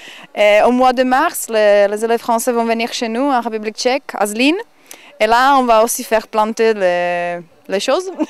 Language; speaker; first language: French; non-native, fluent; Czech